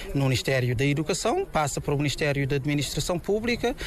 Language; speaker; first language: Portuguese; non-native, local second language; Kabuverdianu